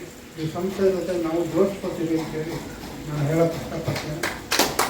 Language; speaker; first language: Kannada; native; Kannada